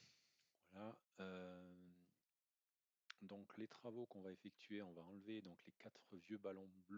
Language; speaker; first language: French; native; French